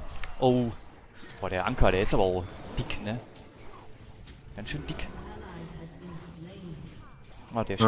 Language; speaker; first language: German; native; German